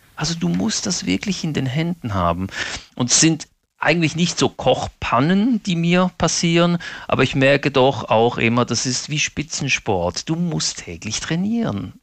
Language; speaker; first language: German; native; German